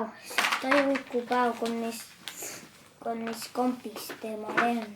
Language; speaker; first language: Spanish; early bilingual, other home language; Filipino